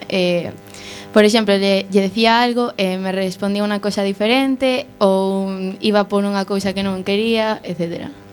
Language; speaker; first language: Galician; non-native, local second language; Spanish